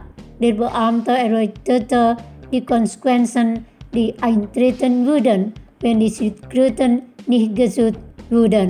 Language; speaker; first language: German; non-native, fluent; Indonesian